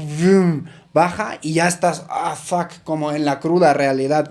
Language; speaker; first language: Spanish; native; Spanish